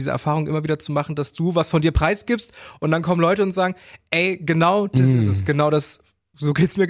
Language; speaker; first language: German; native; German